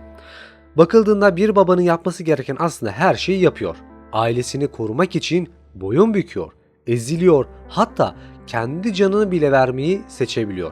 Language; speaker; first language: Turkish; native; Turkish